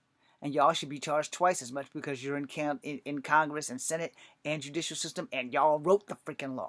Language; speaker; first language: English; native; English